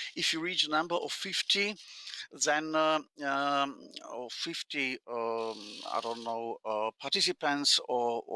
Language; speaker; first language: English; non-native, fluent; Slovak